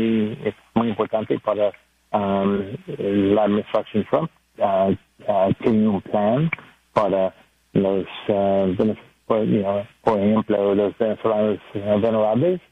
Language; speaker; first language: Spanish; non-native, learner; English